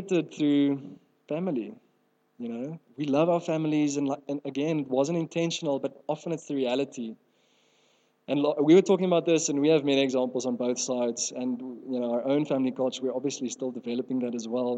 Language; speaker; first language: English; non-native, local second language; Afrikaans